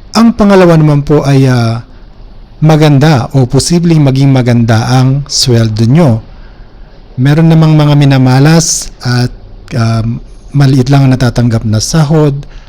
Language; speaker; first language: Filipino; native; Filipino